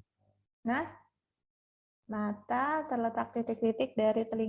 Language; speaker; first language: Indonesian; native; Indonesian